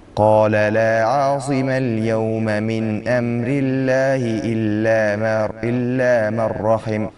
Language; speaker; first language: Arabic; non-native, learner; Uzbek